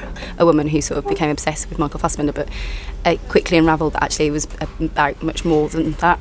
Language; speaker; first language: English; native; English